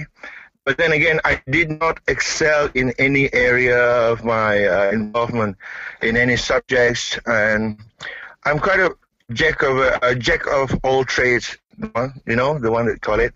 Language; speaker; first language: English; non-native, local second language; Malay